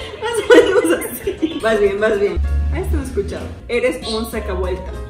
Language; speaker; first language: Spanish; native; Spanish